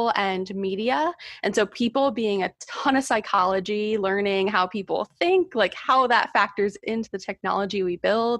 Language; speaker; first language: English; native; English